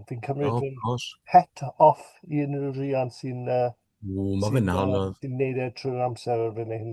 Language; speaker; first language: Welsh; native; Welsh